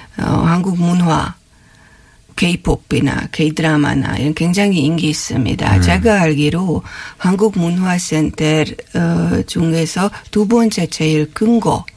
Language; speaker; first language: Korean; non-native, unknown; Hungarian